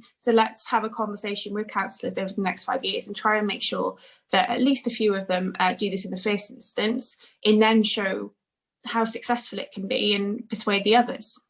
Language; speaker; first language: English; native; English